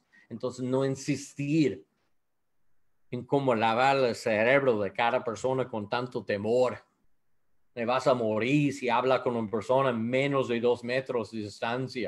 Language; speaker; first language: Spanish; non-native, learner; English